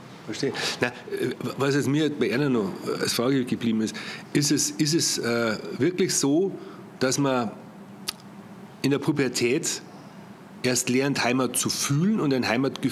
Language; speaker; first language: German; native; German